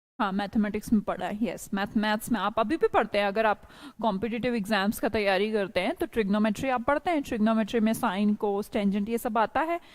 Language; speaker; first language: Hindi; native; Hindi